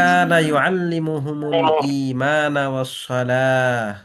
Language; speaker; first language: Arabic; non-native, fluent; Bangla